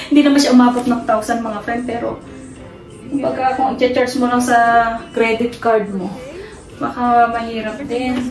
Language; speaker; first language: Filipino; native; Filipino